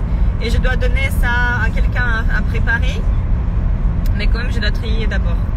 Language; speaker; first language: French; non-native, fluent; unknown